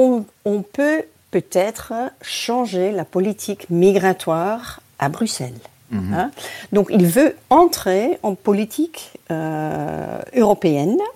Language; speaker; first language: French; non-native, fluent; Dutch